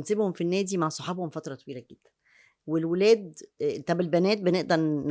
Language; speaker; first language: Arabic; native; Arabic